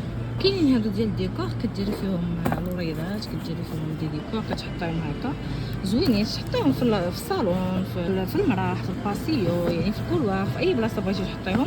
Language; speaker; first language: Arabic; native; Arabic